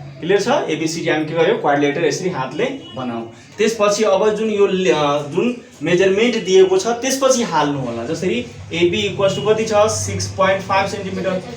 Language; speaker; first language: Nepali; non-native, local second language; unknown